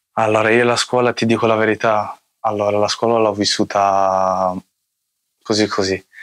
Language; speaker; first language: Italian; early bilingual, other home language; Arabic